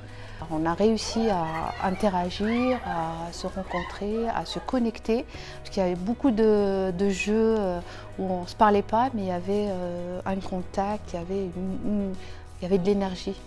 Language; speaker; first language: French; native; French